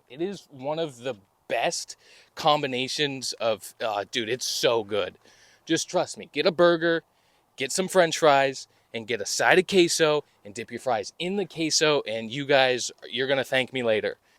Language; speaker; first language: English; native; English